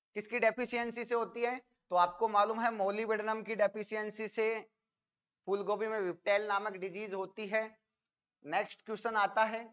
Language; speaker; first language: Hindi; native; Hindi